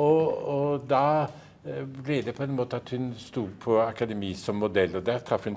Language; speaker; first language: Norwegian; early bilingual, heritage; Norwegian